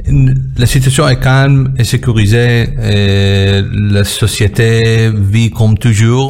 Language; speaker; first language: French; non-native, learner; Hebrew